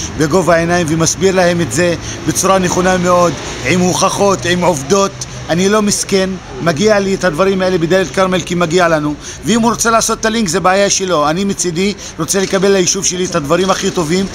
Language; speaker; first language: Hebrew; non-native, local second language; Arabic